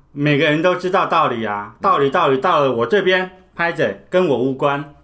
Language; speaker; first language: Chinese; native; Chinese